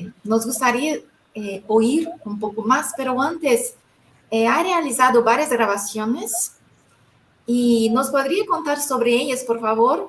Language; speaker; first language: Spanish; non-native, fluent; Portuguese